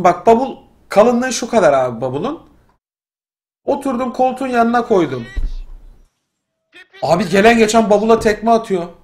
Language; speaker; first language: Turkish; native; Turkish